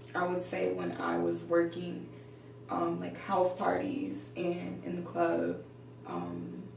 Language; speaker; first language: English; native; English